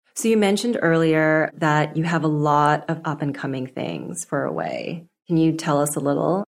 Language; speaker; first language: English; native; English